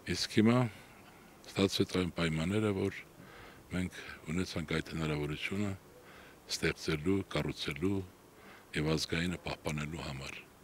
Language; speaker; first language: Armenian; non-native, local second language; Kurdish